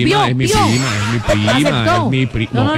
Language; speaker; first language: Spanish; native; Spanish